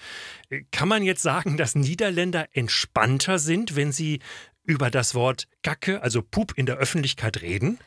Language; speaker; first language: German; native; German